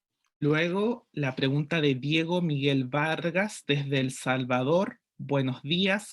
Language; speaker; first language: Spanish; native; Spanish